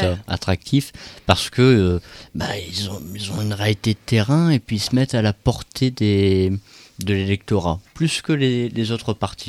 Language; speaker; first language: French; native; French